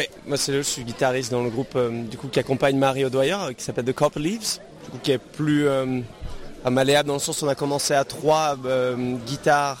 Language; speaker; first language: French; native; French